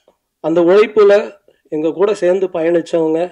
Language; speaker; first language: Tamil; native; Tamil